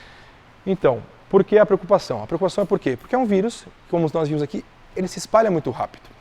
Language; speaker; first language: Portuguese; native; Portuguese